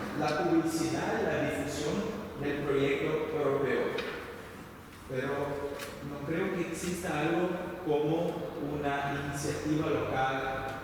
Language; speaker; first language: Spanish; non-native, fluent; Portuguese